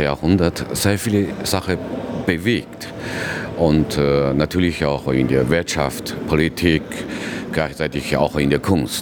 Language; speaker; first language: German; non-native, learner; Chinese